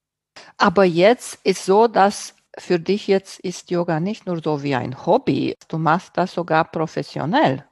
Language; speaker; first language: German; non-native, fluent; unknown